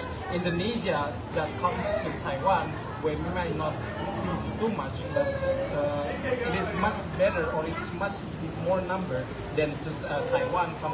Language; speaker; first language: English; non-native, learner; Indonesian